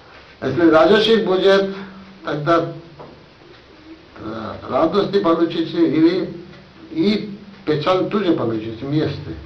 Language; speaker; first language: Russian; non-native, learner; Bangla